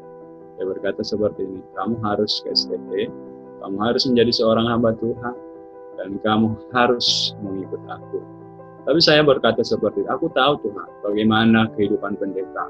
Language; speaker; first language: Indonesian; native; Indonesian